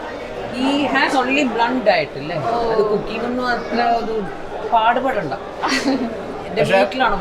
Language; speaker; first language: Malayalam; non-native, fluent; Tamil